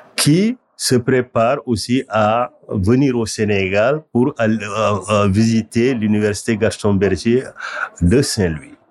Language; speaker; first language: French; non-native, local second language; Wolof